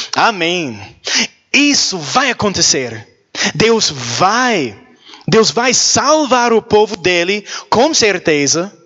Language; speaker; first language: Portuguese; non-native, learner; English